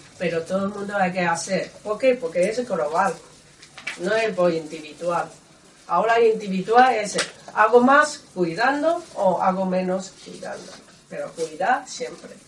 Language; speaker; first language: Spanish; non-native, learner; Chinese